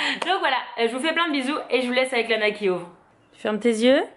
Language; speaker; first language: French; native; French